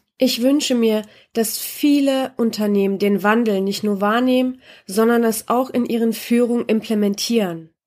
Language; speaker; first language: German; early bilingual, other home language; Polish